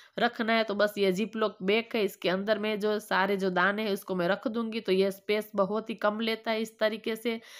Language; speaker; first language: Hindi; non-native, local second language; Gujarati